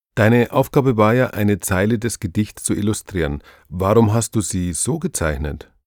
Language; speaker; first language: German; native; German